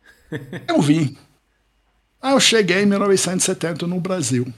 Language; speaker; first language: Portuguese; non-native, fluent; English